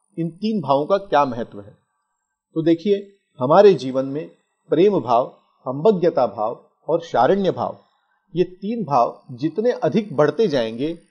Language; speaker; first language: Hindi; non-native, local second language; Marathi